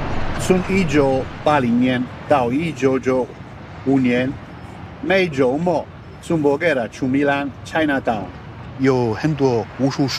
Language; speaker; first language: Chinese; non-native, learner; Italian